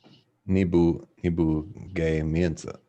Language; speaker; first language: Chinese; non-native, learner; English